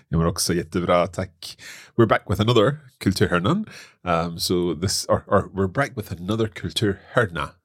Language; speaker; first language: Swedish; non-native, learner; English